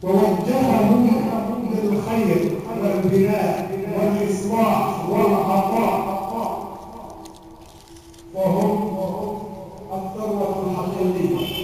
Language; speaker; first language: Arabic; native; Arabic